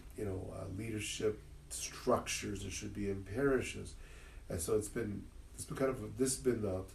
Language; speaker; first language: English; early bilingual, other home language; Spanish